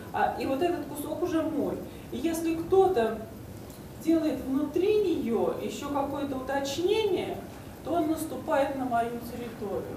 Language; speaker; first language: Russian; native; Russian